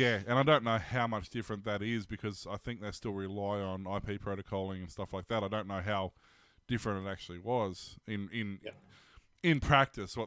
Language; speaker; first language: English; native; English